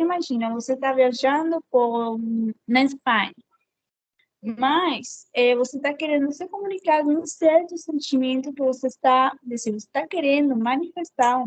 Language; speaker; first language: Portuguese; non-native, fluent; Spanish